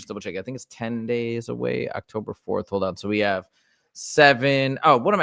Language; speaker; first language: English; native; English